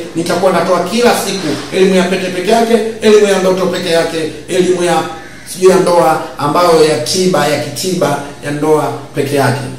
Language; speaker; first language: Swahili; native; Swahili